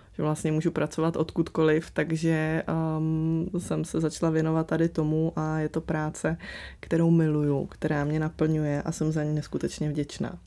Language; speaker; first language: Czech; early bilingual, other home language; Slovak